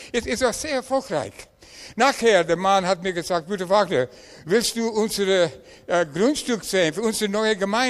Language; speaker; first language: German; non-native, learner; English